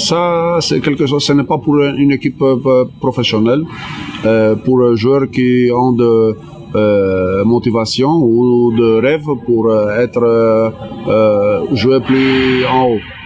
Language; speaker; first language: French; non-native, learner; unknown